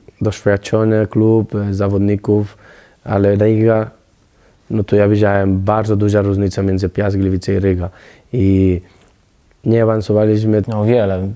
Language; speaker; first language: Polish; non-native, learner; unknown